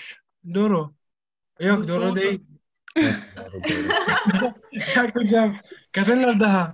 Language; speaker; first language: Turkish; non-native, learner; Arabic